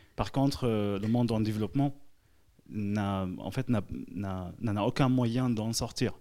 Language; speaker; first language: French; non-native, fluent; Arabic